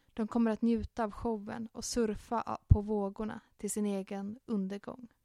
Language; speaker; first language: Swedish; native; Swedish